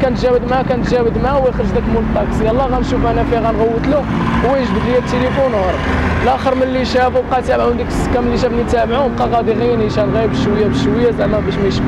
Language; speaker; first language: Arabic; native; Arabic